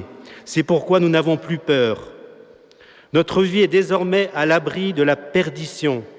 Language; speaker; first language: French; native; French